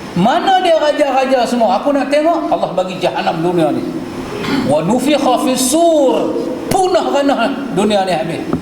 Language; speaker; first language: Malay; native; Malay